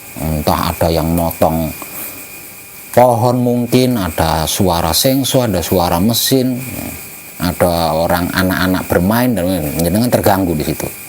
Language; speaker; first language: Indonesian; non-native, local second language; Javanese